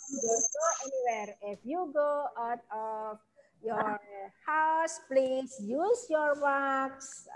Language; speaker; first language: English; non-native, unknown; Javanese